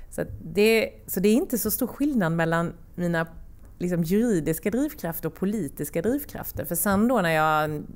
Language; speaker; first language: Swedish; native; Swedish